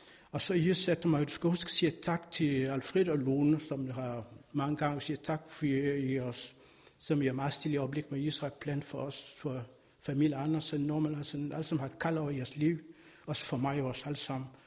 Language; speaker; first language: Danish; non-native, fluent; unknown